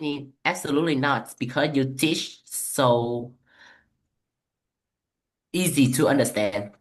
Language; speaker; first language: English; non-native, learner; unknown